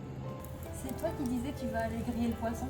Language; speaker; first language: French; native; French